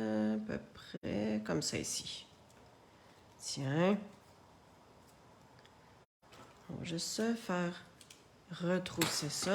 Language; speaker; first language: French; native; French